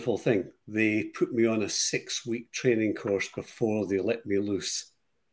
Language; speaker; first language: English; native; English